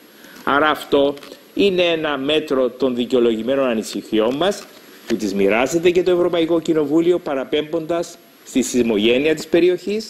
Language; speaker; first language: Greek; native; Greek